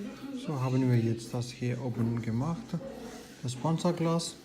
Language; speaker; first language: German; non-native, learner; Urdu